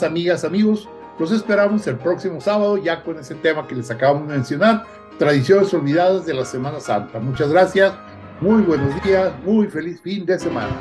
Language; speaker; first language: Spanish; native; Spanish